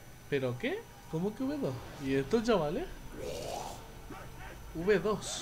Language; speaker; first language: Spanish; native; Spanish